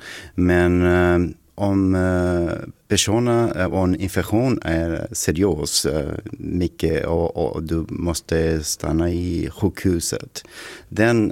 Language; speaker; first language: Swedish; non-native, learner; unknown